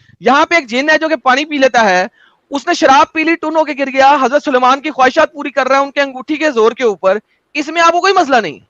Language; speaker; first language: Urdu; native; Urdu